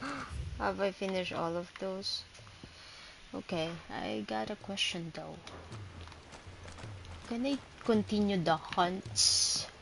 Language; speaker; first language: English; non-native, local second language; Filipino